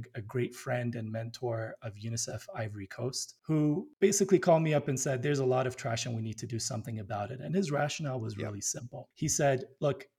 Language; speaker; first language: English; early bilingual, other home language; Amharic